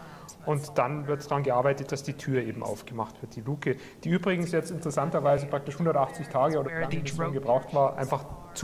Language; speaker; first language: German; native; German